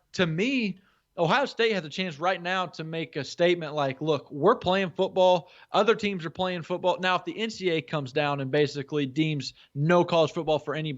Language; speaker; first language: English; native; English